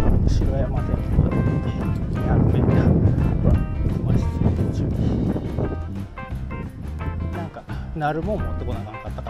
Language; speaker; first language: Japanese; native; Japanese